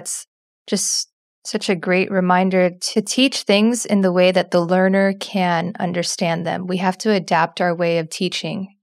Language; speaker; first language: English; native; English